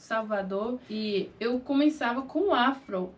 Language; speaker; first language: Portuguese; non-native, fluent; English